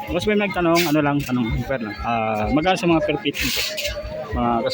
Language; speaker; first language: Filipino; native; Filipino